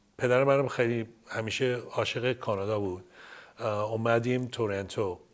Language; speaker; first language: Persian; early bilingual, heritage; Persian